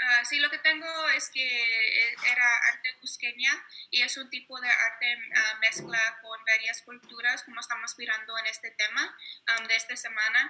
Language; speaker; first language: Spanish; early bilingual, heritage; Spanish